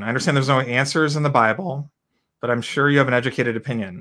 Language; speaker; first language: English; native; English